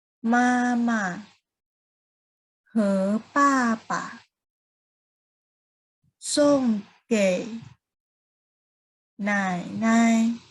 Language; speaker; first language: Chinese; non-native, fluent; Thai